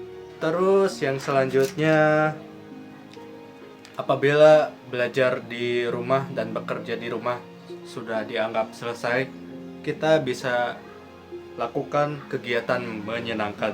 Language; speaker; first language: Indonesian; native; Indonesian